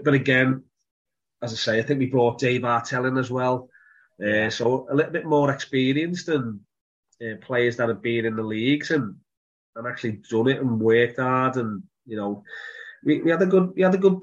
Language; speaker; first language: English; native; English